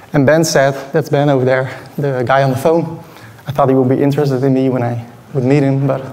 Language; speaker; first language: English; non-native, fluent; Dutch